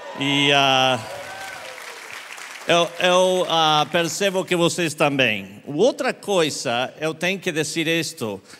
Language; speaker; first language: Portuguese; non-native, learner; English